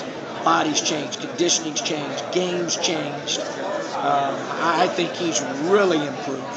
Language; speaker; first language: English; native; English